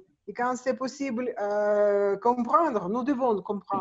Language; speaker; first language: French; non-native, learner; Russian